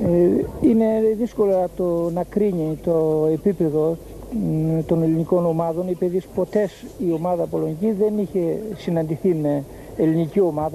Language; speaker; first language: Greek; non-native, fluent; Polish